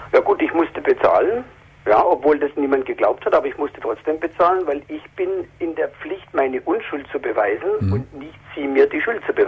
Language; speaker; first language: German; native; German